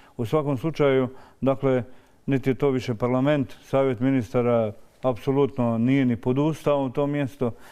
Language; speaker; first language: Bosnian; native; Bosnian